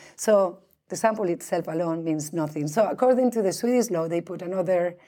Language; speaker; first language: English; non-native, fluent; Spanish